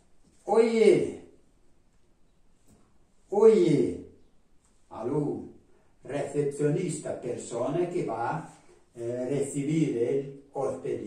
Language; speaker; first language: Spanish; non-native, fluent; Portuguese